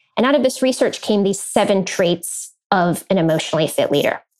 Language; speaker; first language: English; native; English